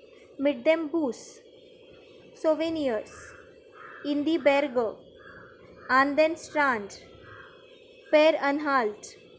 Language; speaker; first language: German; non-native, learner; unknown